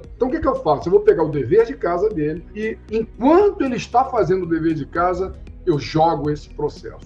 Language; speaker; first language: Portuguese; native; Portuguese